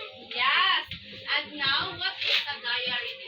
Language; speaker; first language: English; non-native, local second language; Cebuano